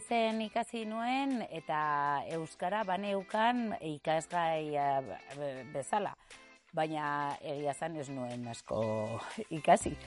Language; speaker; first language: Basque; non-native, local second language; Spanish